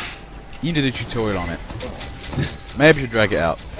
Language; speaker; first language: English; native; English